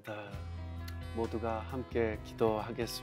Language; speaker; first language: Korean; native; Korean